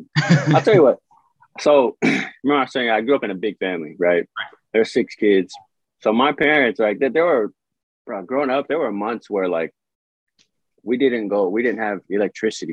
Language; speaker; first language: English; native; English